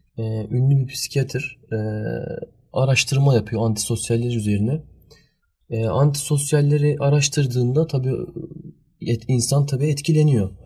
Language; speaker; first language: Turkish; early bilingual, heritage; Turkish